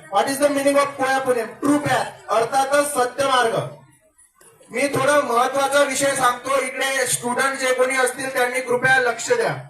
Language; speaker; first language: Marathi; non-native, local second language; Gondi